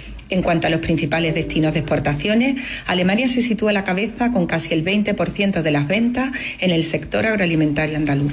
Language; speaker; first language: Spanish; native; Spanish